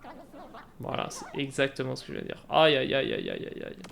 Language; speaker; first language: French; native; French